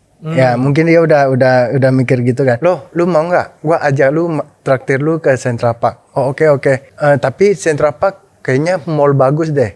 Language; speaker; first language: Indonesian; non-native, local second language; Min Nan Chinese